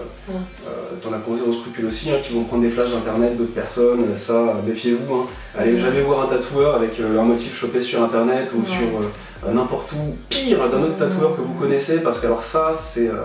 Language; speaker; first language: French; native; French